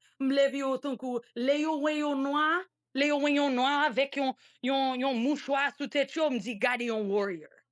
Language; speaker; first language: Haitian Creole; early bilingual, heritage; Haitian Creole